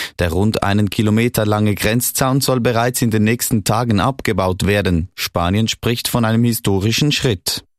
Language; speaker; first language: German; native; German